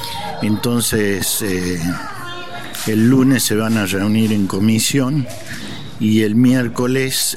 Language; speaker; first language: Spanish; native; Spanish